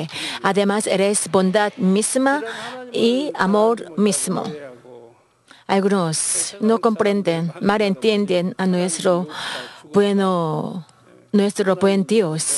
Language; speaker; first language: Spanish; non-native, learner; Korean